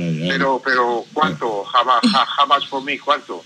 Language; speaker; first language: Spanish; non-native, learner; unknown